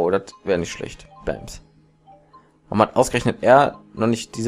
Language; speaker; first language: German; native; German